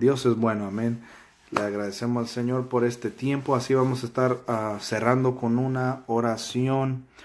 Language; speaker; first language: Spanish; early bilingual, heritage; Spanish